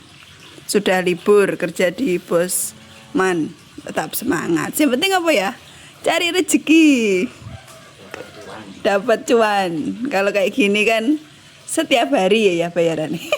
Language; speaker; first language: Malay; non-native, local second language; Javanese